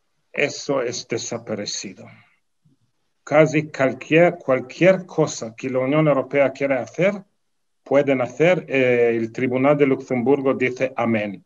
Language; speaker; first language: Spanish; non-native, fluent; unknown